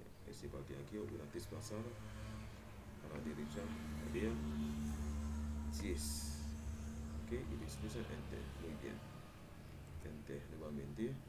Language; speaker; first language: Spanish; non-native, learner; Haitian Creole